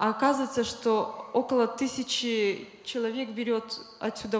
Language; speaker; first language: Polish; non-native, learner; Russian